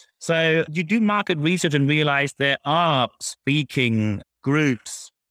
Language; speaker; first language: English; non-native, fluent; German